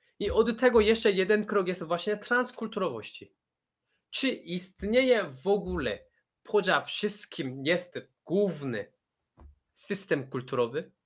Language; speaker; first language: Polish; non-native, fluent; Korean